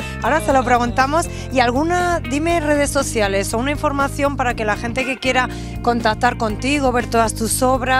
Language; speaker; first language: Spanish; native; Spanish